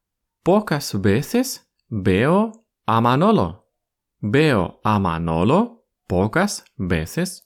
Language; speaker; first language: Spanish; non-native, fluent; Russian